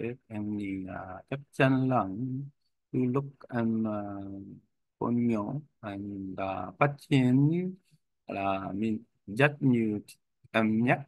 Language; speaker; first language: Vietnamese; non-native, learner; Korean